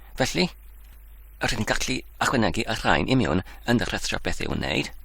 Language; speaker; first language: Welsh; non-native, learner; Dutch